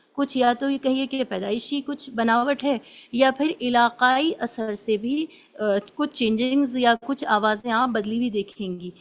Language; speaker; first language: Urdu; native; Urdu